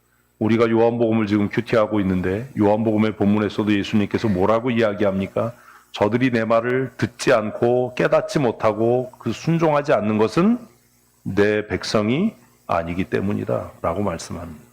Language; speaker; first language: Korean; native; Korean